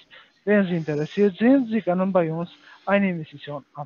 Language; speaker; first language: German; non-native, learner; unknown